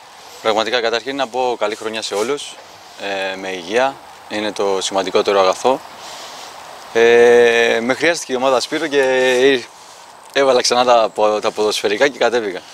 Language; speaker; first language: Greek; native; Greek